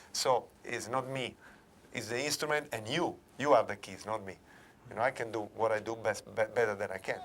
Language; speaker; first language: English; non-native, fluent; Italian